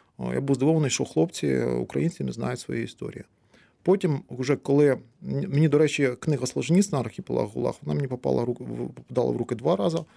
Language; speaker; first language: Ukrainian; non-native, local second language; Russian